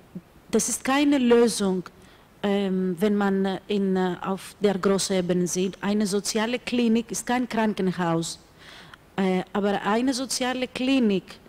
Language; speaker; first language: German; non-native, fluent; Greek